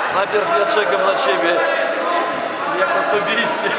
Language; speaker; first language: Polish; non-native, learner; Russian